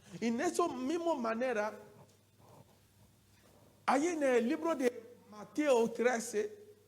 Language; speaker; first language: Spanish; non-native, learner; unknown